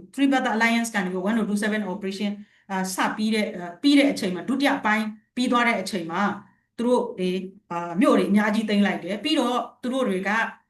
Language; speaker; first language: Burmese; non-native, local second language; Shwe Palaung